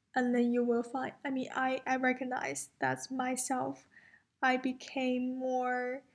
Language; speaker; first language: English; non-native, fluent; Chinese